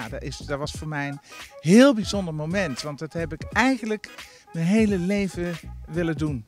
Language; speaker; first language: Dutch; native; Dutch